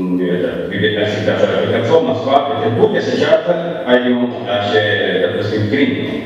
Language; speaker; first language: Russian; non-native, learner; Italian